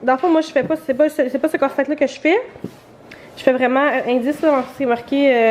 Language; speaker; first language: French; native; French